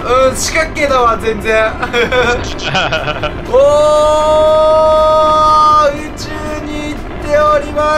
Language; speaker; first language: Japanese; native; Japanese